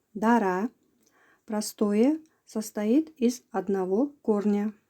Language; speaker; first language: Russian; non-native, local second language; Kazakh